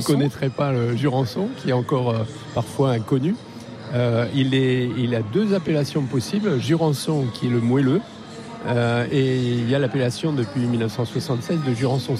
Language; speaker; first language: French; native; French